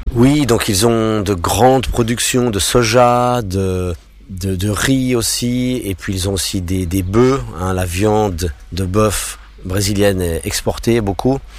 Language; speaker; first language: French; non-native, local second language; English